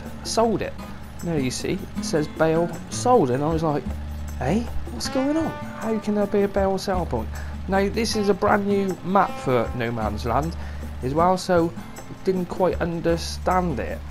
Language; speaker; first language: English; native; English